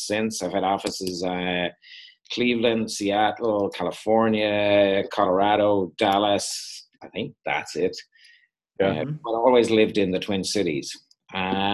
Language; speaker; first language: English; native; English